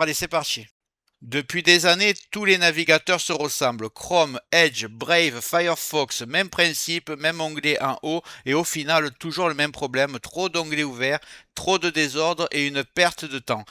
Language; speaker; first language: French; native; French